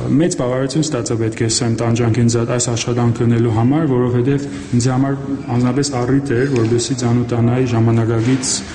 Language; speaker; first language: Armenian; early bilingual, heritage; Armenian